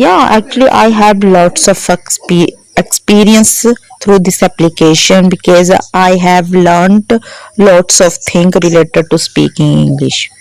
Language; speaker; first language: English; non-native, learner; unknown